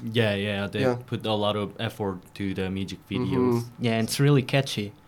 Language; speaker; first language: English; non-native, fluent; Korean